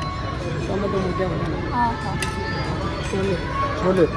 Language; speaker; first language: Russian; non-native, learner; Marathi